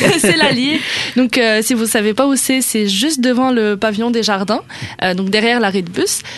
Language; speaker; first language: French; non-native, local second language; Arabic